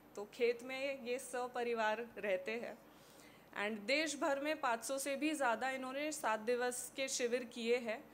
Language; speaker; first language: Hindi; non-native, local second language; Marathi